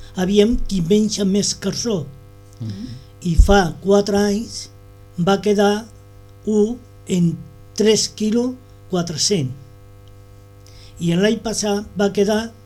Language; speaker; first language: Catalan; non-native, local second language; Spanish